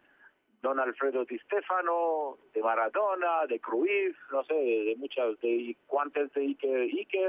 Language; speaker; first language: Spanish; non-native, fluent; Georgian